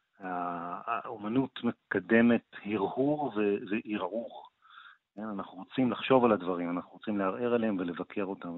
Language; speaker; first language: Hebrew; native; Hebrew